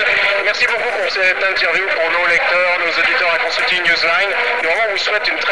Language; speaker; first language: French; native; French